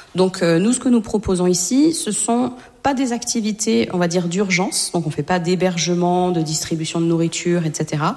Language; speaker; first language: French; native; French